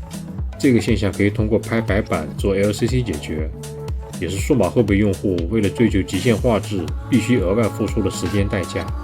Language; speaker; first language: Chinese; native; Chinese